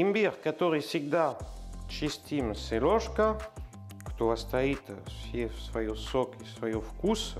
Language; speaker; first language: Russian; non-native, learner; French